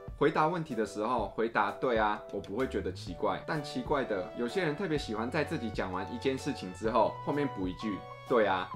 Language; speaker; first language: Chinese; non-native, fluent; Korean